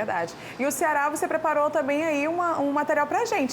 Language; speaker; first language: Portuguese; native; Portuguese